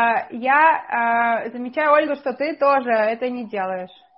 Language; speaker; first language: Russian; native; Russian